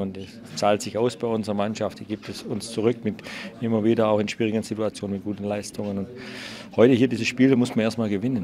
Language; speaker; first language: German; native; German